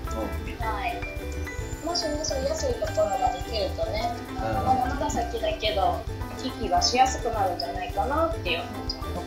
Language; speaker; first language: Japanese; native; Japanese